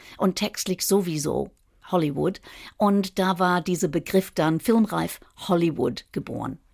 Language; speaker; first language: German; non-native, fluent; English